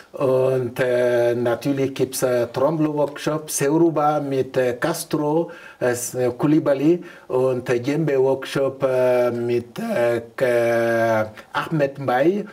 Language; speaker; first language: German; non-native, learner; Mandingo